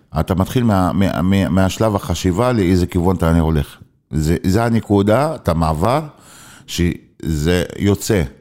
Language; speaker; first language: Hebrew; non-native, local second language; Arabic